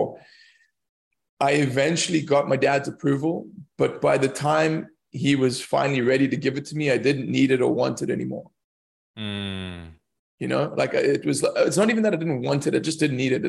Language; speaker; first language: English; native; English